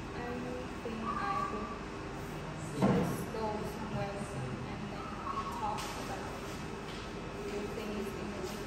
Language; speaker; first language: English; non-native, learner; Vietnamese